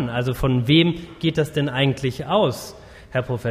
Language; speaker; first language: German; native; German